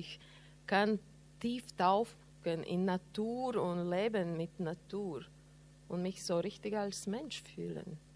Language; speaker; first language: German; non-native, learner; Latvian